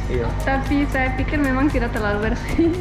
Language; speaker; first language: Indonesian; non-native, fluent; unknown